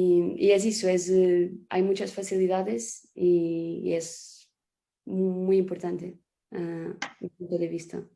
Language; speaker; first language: Spanish; non-native, fluent; Portuguese